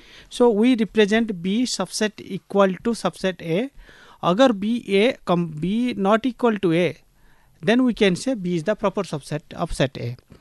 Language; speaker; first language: Hindi; native; Hindi